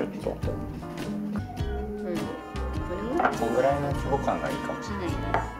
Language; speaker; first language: Japanese; native; Japanese